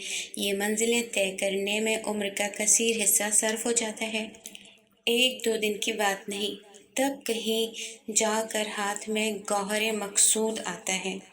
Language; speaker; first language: Urdu; native; Urdu